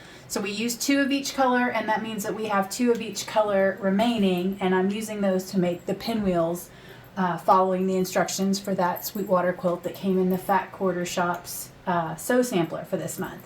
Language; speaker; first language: English; native; English